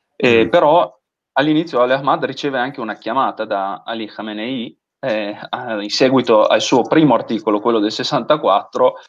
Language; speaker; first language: Italian; native; Italian